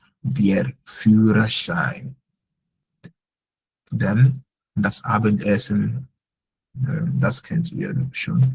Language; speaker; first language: German; non-native, fluent; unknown